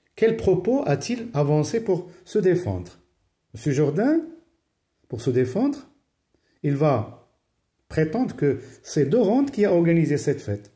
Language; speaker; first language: French; non-native, local second language; Arabic